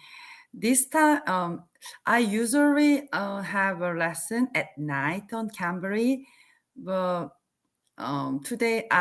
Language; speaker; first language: English; non-native, learner; Korean